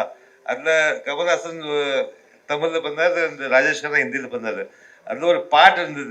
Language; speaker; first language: Tamil; early bilingual, heritage; Tamil